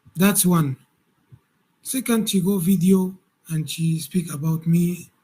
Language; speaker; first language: English; non-native, learner; Arabic